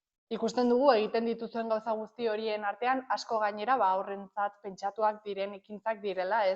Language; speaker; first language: Basque; native; Basque